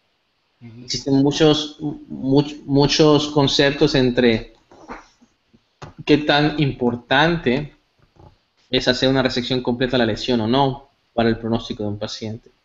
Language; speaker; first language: Spanish; native; Spanish